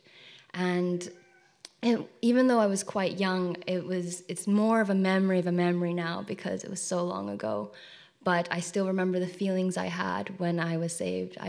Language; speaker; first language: English; native; English